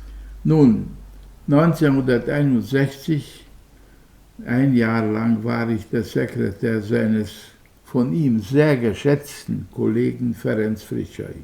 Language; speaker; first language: German; non-native, fluent; Hungarian